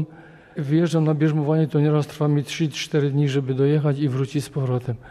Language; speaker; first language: Polish; native; Polish